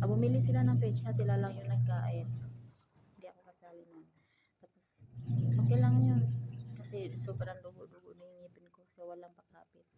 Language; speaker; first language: Filipino; non-native, local second language; Cebuano